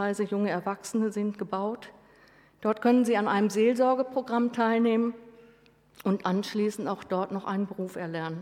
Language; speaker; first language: German; native; German